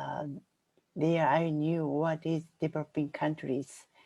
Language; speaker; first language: English; non-native, fluent; Japanese